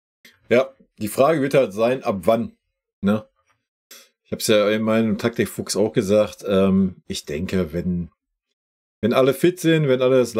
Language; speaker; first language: German; native; German